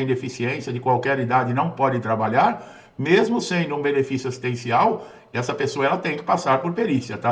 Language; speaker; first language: Portuguese; native; Portuguese